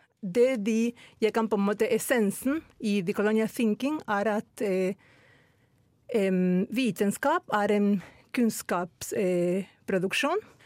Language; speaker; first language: Norwegian; non-native, fluent; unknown